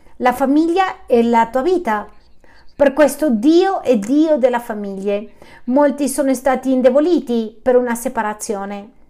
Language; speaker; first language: Italian; non-native, fluent; Spanish